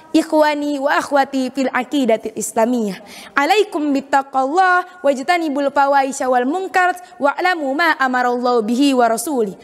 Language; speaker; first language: Arabic; non-native, fluent; Indonesian